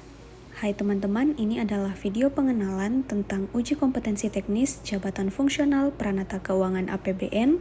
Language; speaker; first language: Indonesian; native; Indonesian